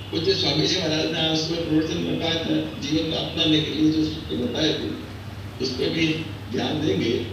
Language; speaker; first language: Hindi; native; Hindi